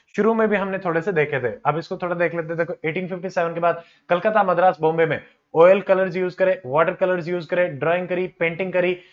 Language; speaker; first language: Hindi; native; Hindi